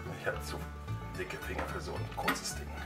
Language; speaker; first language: German; native; German